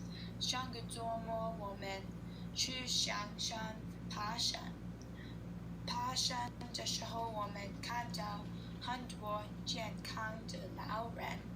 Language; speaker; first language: Chinese; non-native, learner; English